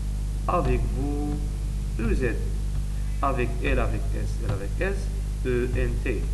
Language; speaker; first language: French; non-native, learner; Arabic